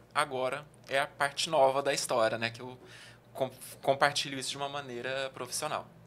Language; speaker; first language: Portuguese; native; Portuguese